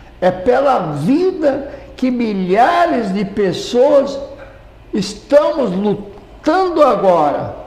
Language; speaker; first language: Portuguese; native; Portuguese